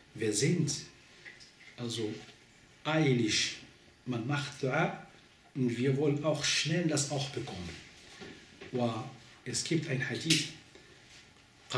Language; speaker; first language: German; non-native, fluent; Arabic